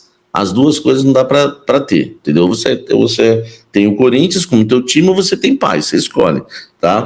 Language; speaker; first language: Portuguese; native; Portuguese